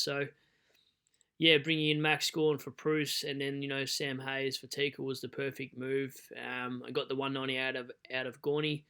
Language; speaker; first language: English; native; English